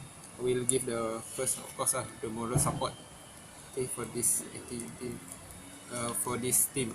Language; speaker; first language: English; non-native, local second language; Malay